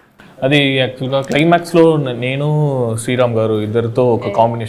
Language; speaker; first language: Telugu; non-native, learner; Tamil